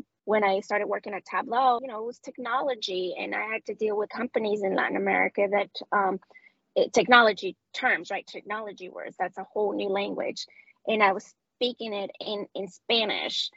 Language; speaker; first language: English; non-native, fluent; Spanish